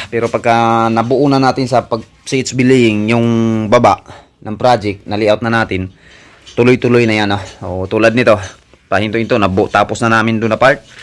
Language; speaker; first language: Filipino; non-native, local second language; Cebuano